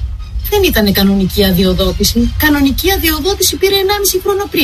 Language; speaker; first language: Greek; native; Greek